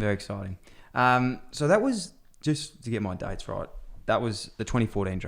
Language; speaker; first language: English; native; English